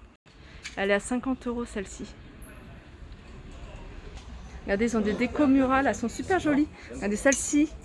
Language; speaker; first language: French; native; French